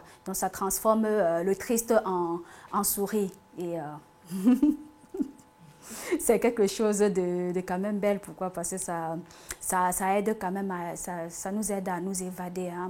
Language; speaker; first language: French; non-native, fluent; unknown